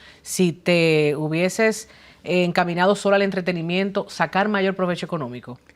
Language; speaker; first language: Spanish; native; Spanish